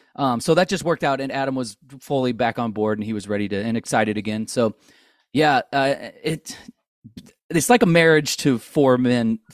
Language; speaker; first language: English; native; English